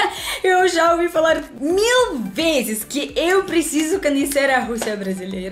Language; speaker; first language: Portuguese; non-native, learner; Russian